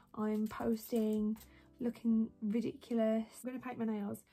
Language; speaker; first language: English; native; English